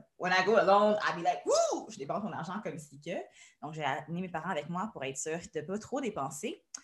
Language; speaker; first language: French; native; French